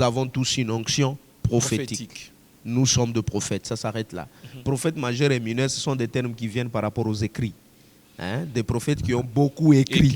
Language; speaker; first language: French; non-native, local second language; Swahili